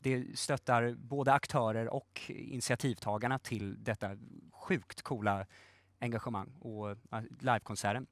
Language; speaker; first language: Swedish; native; Swedish